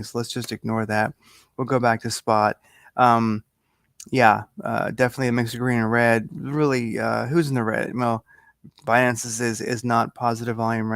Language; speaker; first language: English; native; English